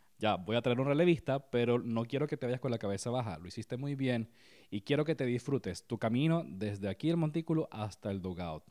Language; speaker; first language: Spanish; native; Spanish